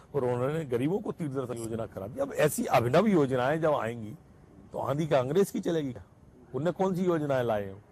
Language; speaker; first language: Hindi; native; Hindi